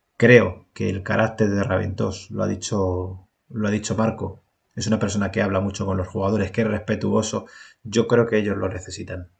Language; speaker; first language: Spanish; native; Spanish